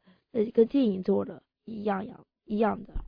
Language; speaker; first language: Chinese; early bilingual, heritage; English